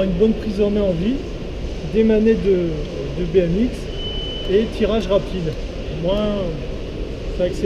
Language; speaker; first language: French; native; French